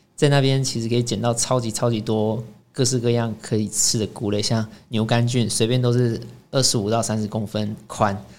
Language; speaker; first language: Chinese; native; Chinese